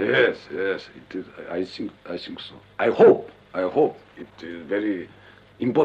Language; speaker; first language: English; non-native, learner; Japanese